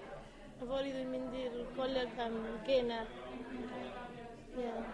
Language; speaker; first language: Welsh; non-native, learner; Spanish